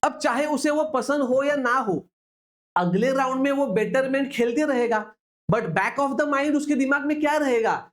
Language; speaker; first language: Hindi; non-native, local second language; Marathi